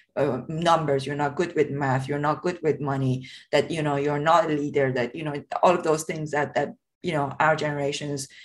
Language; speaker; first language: English; non-native, fluent; Persian